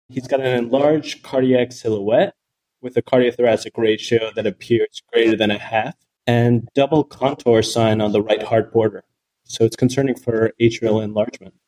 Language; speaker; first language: English; native; English